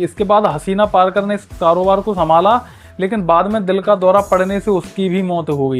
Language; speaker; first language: Hindi; native; Hindi